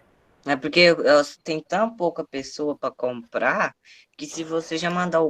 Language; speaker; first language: Portuguese; native; Portuguese